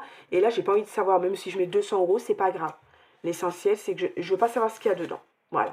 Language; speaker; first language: French; native; French